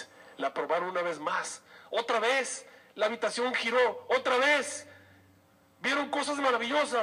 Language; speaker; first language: Spanish; native; Spanish